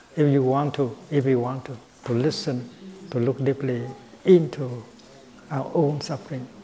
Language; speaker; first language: English; non-native, fluent; Vietnamese